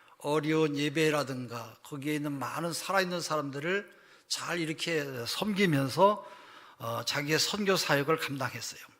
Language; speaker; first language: Korean; native; Korean